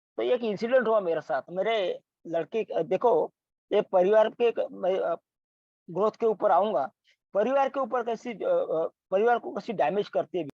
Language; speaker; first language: Hindi; non-native, local second language; Marathi